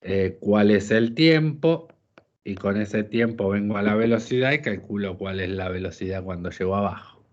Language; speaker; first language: Spanish; native; Spanish